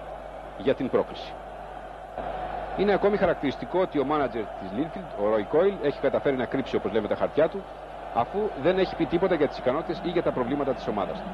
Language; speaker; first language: Greek; native; Greek